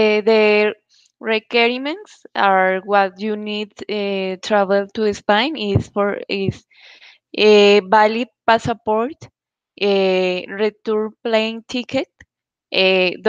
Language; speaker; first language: English; non-native, learner; Spanish